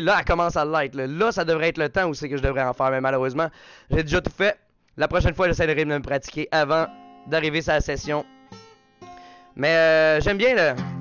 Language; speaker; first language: French; native; French